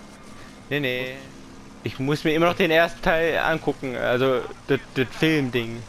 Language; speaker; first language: German; native; German